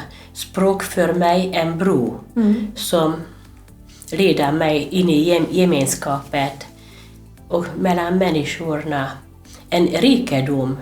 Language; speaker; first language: Swedish; non-native, fluent; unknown